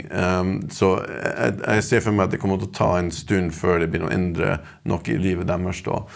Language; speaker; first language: Norwegian; non-native, fluent; English